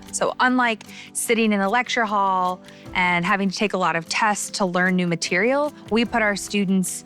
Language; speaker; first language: English; native; English